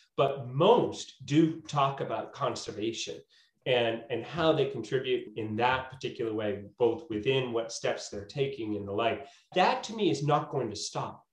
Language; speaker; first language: English; native; English